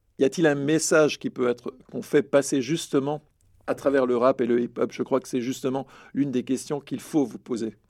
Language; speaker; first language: French; native; French